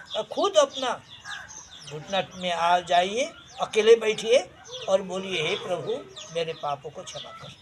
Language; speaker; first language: Hindi; non-native, local second language; Nepali